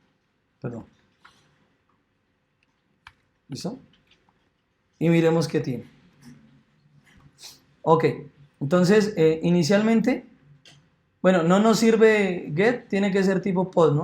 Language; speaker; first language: Spanish; native; Spanish